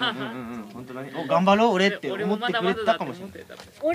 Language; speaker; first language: Japanese; native; Japanese